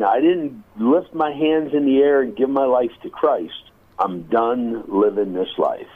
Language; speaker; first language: English; native; English